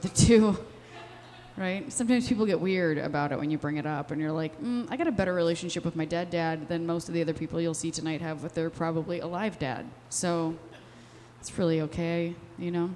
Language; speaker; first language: English; native; English